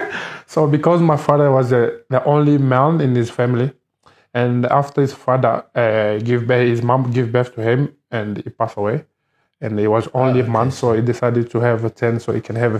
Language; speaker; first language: English; non-native, learner; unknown